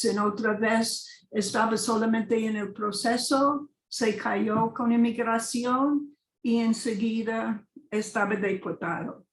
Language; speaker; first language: Spanish; non-native, fluent; English